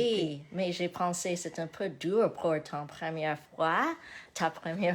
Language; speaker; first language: French; non-native, learner; English